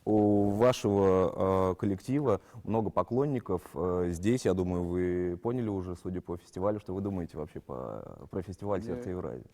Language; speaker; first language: Russian; native; Russian